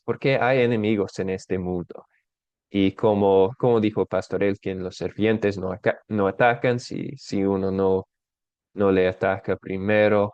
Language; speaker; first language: Spanish; non-native, fluent; English